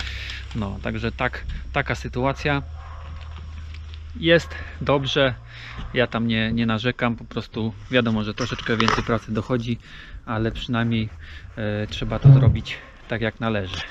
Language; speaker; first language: Polish; native; Polish